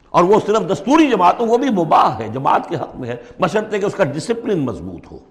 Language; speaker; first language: Urdu; native; Urdu